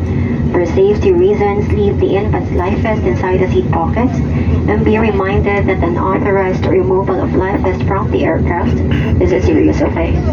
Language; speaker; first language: English; non-native, local second language; Filipino